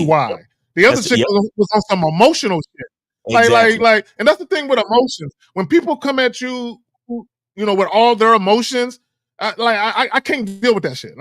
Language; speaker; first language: English; native; English